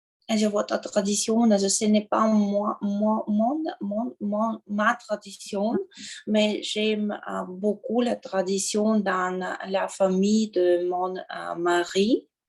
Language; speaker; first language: French; non-native, learner; Russian